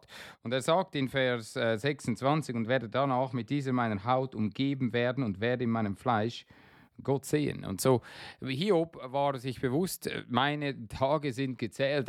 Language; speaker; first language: German; non-native, fluent; English